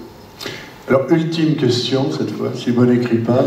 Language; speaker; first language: French; native; French